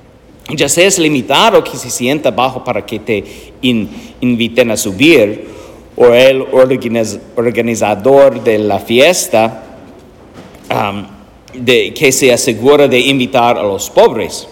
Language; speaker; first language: Spanish; non-native, learner; English